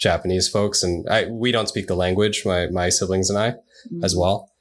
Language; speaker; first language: English; native; English